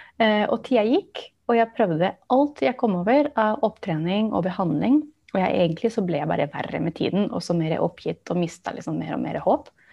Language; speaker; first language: Norwegian; non-native, fluent; English